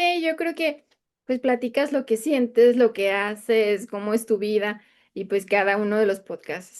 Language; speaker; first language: Spanish; native; Spanish